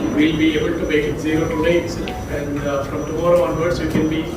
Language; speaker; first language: English; non-native, local second language; Telugu